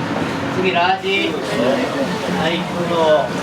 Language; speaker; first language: Japanese; native; Japanese